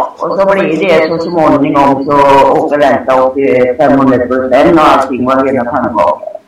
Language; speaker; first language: Swedish; non-native, fluent; Thai